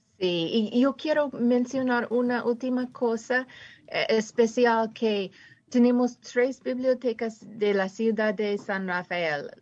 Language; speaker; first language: Spanish; non-native, fluent; English